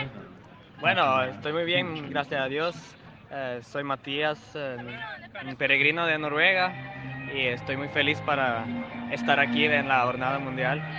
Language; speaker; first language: Spanish; non-native, fluent; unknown